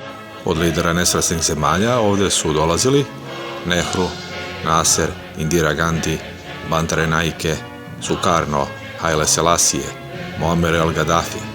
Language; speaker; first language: Serbian; native; Serbian